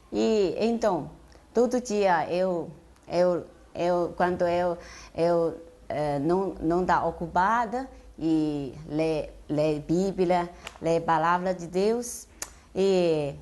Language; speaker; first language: Portuguese; non-native, learner; Chinese